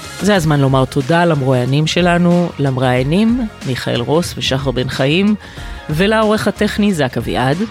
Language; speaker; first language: Hebrew; native; Hebrew